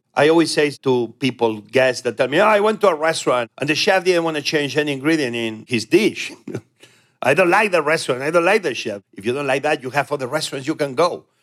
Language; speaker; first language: English; non-native, fluent; Spanish